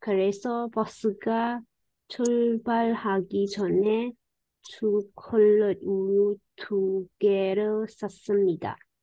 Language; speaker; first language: Korean; non-native, learner; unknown